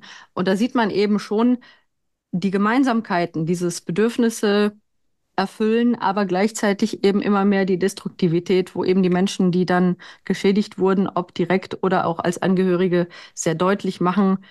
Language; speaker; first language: German; native; German